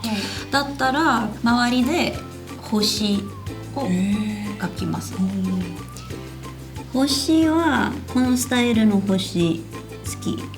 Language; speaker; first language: Japanese; non-native, fluent; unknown